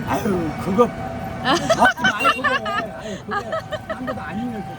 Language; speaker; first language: Korean; non-native, fluent; Nepali